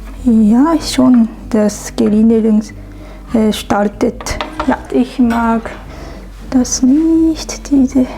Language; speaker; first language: German; non-native, learner; Japanese